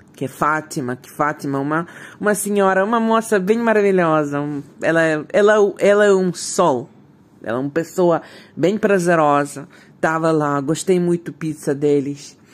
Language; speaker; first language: Portuguese; non-native, fluent; Ukrainian